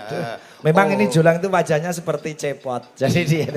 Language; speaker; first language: Indonesian; non-native, local second language; Javanese